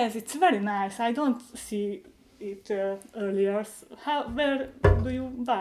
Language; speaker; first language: English; non-native, learner; Hungarian